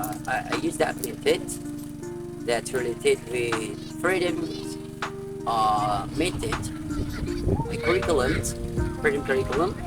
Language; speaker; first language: English; non-native, fluent; Indonesian